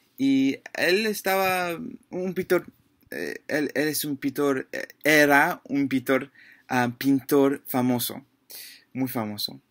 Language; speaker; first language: Spanish; non-native, learner; English